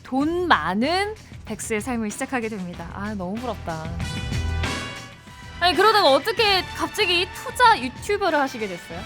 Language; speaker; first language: Korean; native; Korean